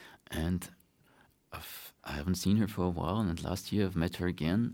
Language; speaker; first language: English; non-native, fluent; German